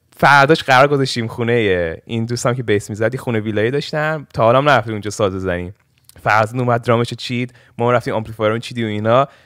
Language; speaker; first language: Persian; early bilingual, heritage; Persian